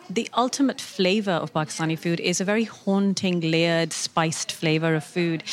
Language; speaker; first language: English; non-native, local second language; Urdu